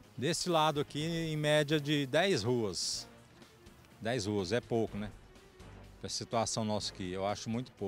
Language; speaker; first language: Portuguese; native; Portuguese